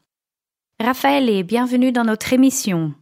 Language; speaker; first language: French; non-native, local second language; Dutch